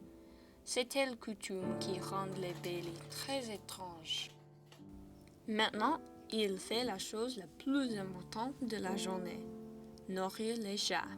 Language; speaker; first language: French; non-native, fluent; English